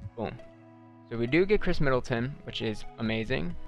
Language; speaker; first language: English; native; English